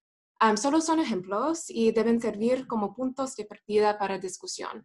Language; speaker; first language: Spanish; non-native, fluent; English